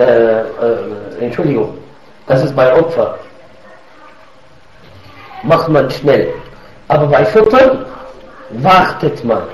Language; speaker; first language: German; non-native, fluent; Arabic